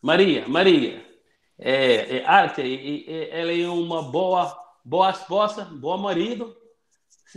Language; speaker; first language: Portuguese; non-native, learner; English